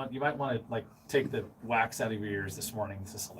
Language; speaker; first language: English; native; English